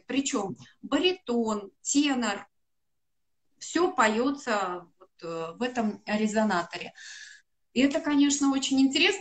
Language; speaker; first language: Russian; native; Russian